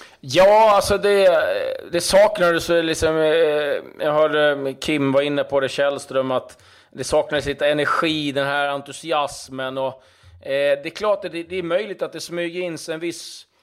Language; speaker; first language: Swedish; native; Swedish